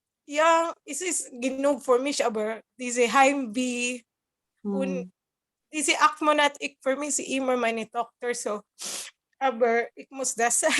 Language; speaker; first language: German; non-native, learner; Cebuano